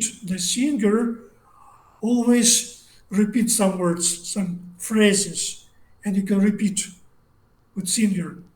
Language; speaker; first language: English; non-native, learner; Russian